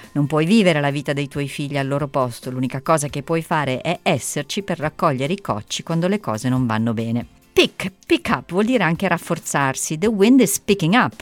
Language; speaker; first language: Italian; native; Italian